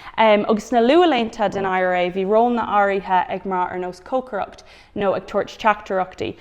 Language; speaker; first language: Irish; non-native, local second language; English